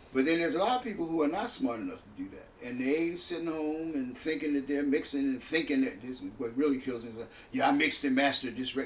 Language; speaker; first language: English; native; English